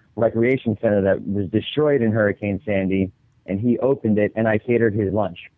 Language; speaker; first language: English; native; English